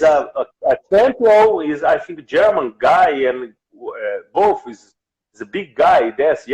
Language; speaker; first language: English; non-native, learner; Portuguese